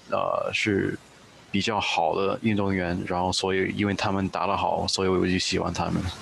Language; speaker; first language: Chinese; early bilingual, heritage; Chinese